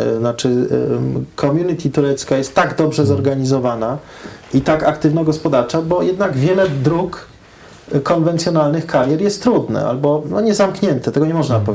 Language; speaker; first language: Polish; early bilingual, heritage; Polish